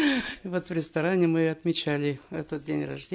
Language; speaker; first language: Russian; native; Russian